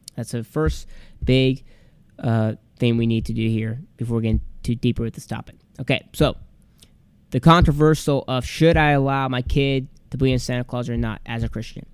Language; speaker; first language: English; native; English